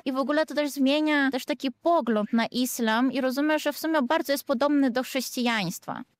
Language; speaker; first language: Polish; native; Polish